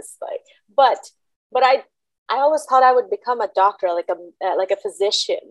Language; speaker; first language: English; non-native, local second language; Bangla